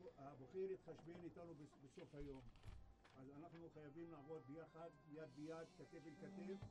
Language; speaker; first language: Hebrew; non-native, local second language; Arabic